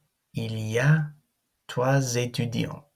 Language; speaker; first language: French; non-native, fluent; English